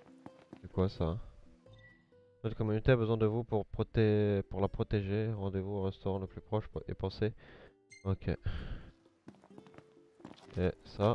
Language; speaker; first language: French; native; French